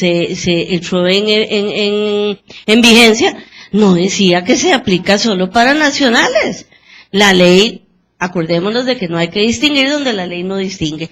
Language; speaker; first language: Spanish; native; Spanish